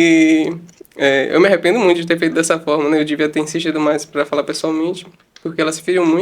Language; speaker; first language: Portuguese; native; Portuguese